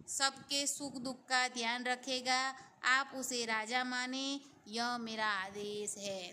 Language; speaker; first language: Hindi; non-native, local second language; Gujarati